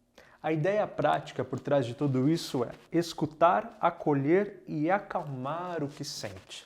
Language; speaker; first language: Portuguese; native; Portuguese